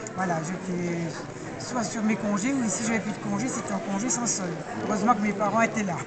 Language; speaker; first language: French; native; French